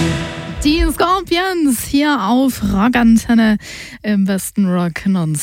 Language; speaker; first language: German; native; German